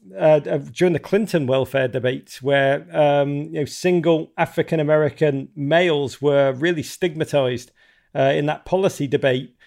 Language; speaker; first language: English; native; English